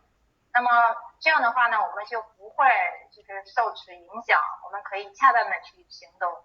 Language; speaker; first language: Chinese; native; Chinese